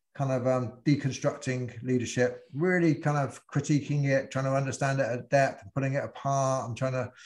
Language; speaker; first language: English; native; English